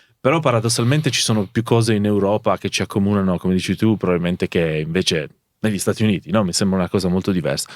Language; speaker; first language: Italian; native; Italian